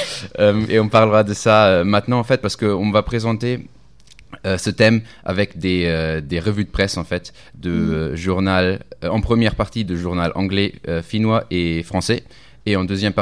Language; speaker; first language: French; non-native, fluent; German